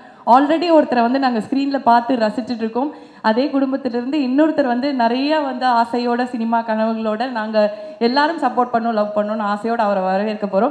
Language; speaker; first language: Tamil; native; Tamil